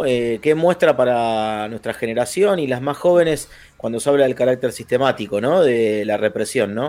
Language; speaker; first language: Spanish; native; Spanish